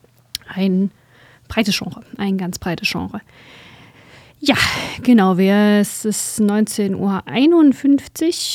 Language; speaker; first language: German; native; German